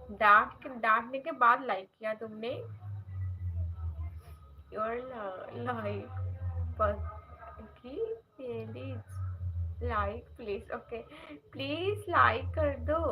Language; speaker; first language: Hindi; non-native, local second language; Bangla